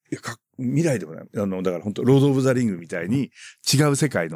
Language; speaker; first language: Japanese; native; Japanese